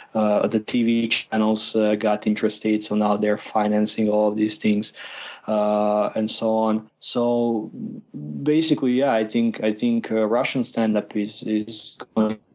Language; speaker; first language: English; non-native, fluent; Croatian